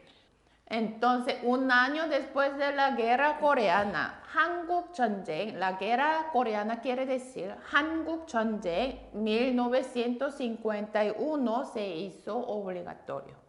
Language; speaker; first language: Spanish; non-native, fluent; Korean